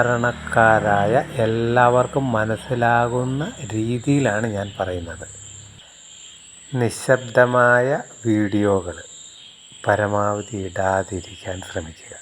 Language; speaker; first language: Malayalam; native; Malayalam